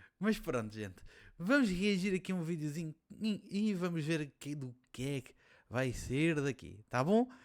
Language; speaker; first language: Portuguese; native; Portuguese